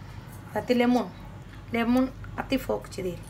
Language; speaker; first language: Arabic; non-native, learner; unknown